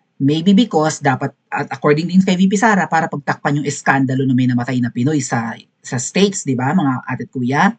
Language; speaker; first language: Filipino; native; Filipino